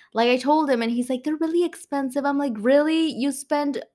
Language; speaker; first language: English; non-native, fluent; Spanish